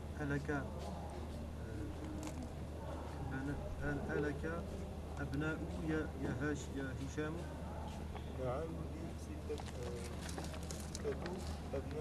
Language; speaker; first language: Arabic; non-native, learner; French